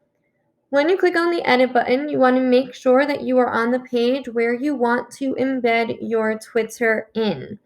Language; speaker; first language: English; native; English